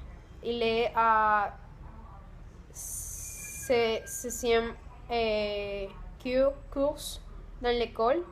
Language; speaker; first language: French; non-native, learner; Spanish